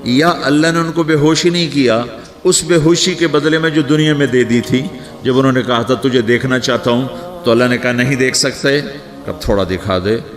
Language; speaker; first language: Urdu; non-native, local second language; Punjabi